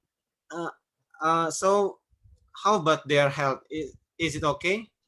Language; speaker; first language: English; non-native, learner; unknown